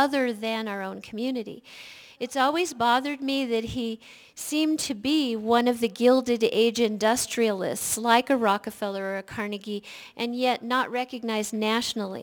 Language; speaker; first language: English; native; English